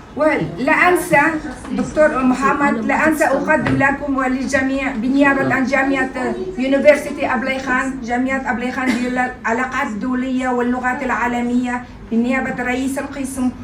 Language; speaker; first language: Arabic; non-native, fluent; Kazakh